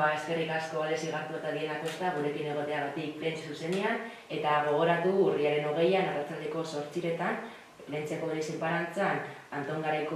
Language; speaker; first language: Basque; native; Basque